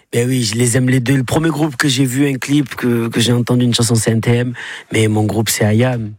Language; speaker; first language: French; native; French